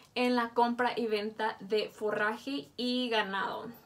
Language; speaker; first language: Spanish; native; Spanish